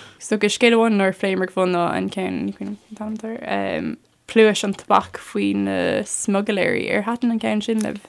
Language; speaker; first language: Irish; native; Irish